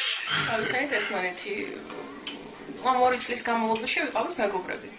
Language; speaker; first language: Georgian; native; Georgian